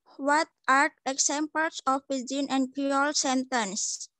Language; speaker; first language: English; non-native, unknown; Indonesian